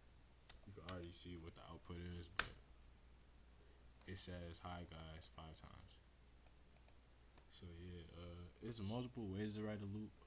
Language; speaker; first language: English; native; English